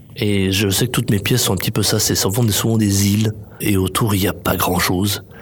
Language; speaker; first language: French; native; French